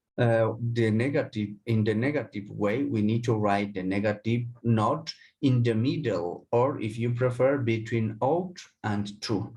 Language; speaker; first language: English; non-native, learner; Spanish